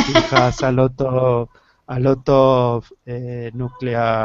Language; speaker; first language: English; non-native, learner; Spanish